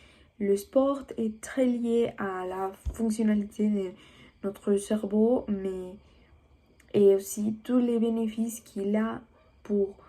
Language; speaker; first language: French; non-native, learner; Spanish